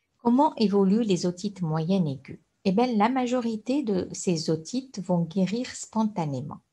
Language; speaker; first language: French; non-native, local second language; Arabic